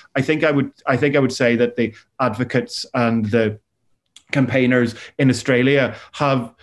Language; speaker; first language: English; native; English